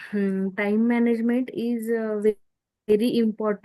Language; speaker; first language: English; non-native, learner; Marathi